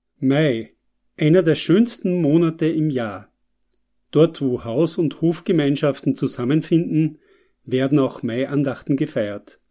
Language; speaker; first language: German; native; German